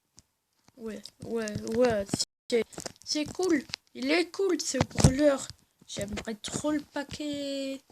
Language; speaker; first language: French; native; French